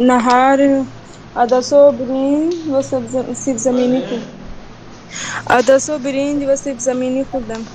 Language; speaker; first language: Persian; non-native, learner; Urdu